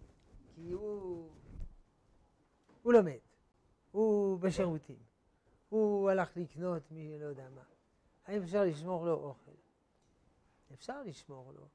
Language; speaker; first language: Hebrew; non-native, fluent; French